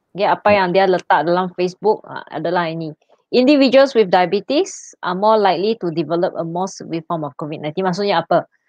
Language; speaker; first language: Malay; non-native, local second language; Chinese